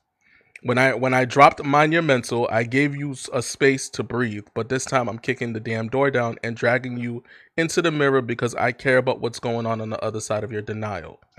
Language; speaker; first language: English; native; English